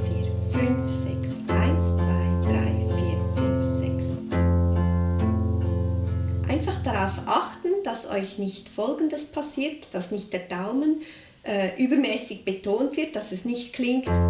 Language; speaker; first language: German; native; German